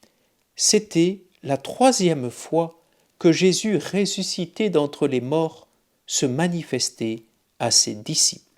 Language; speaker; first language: French; native; French